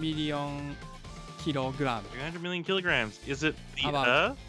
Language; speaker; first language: English; non-native, fluent; Japanese